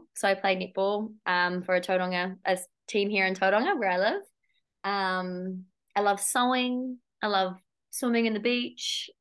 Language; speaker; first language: English; native; English